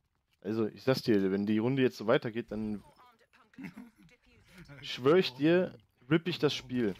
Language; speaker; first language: German; native; German